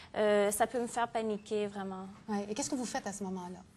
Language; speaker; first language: French; native; French